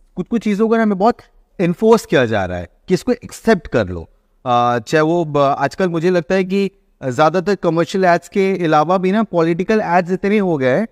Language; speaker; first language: Hindi; native; Hindi